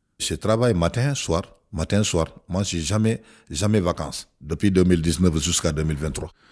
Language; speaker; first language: French; non-native, learner; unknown